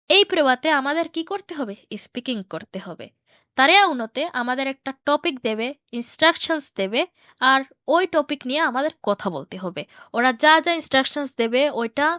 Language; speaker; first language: Bangla; early bilingual, heritage; Bangla